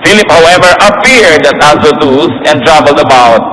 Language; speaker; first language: English; non-native, local second language; Filipino